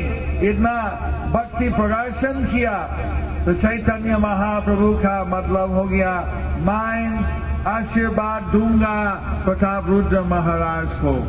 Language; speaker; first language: Hindi; non-native, learner; English